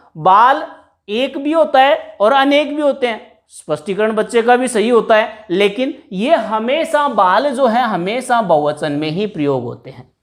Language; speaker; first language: Hindi; native; Hindi